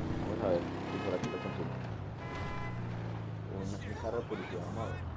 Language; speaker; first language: Spanish; native; Spanish